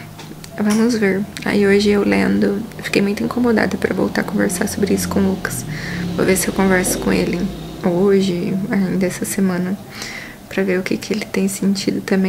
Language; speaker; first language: Portuguese; native; Portuguese